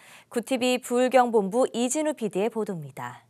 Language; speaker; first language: Korean; native; Korean